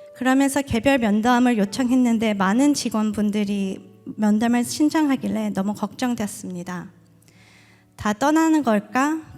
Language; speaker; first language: Korean; early bilingual, heritage; Korean